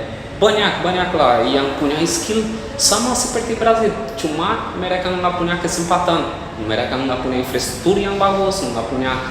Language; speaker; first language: Indonesian; non-native, fluent; Portuguese